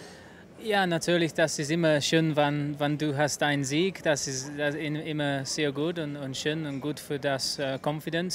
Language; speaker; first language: German; non-native, learner; English